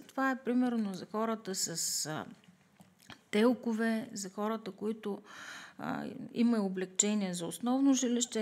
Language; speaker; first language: Bulgarian; native; Bulgarian